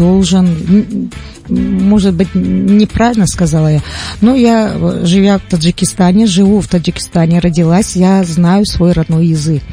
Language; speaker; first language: Russian; non-native, local second language; Tajik